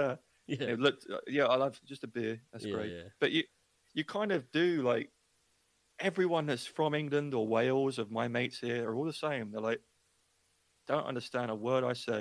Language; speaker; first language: English; native; English